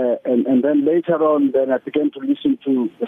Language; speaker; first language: English; non-native, local second language; Zulu